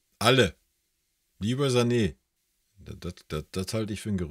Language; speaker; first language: German; native; German